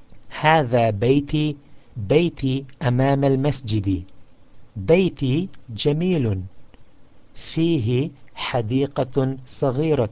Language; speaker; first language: Arabic; non-native, fluent; English